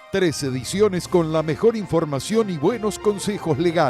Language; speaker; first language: Spanish; native; Spanish